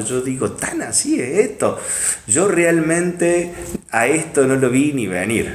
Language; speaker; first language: Spanish; native; Spanish